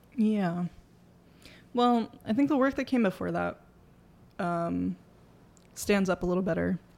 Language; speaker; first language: English; native; English